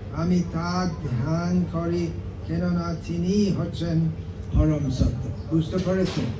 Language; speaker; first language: Bangla; non-native, fluent; English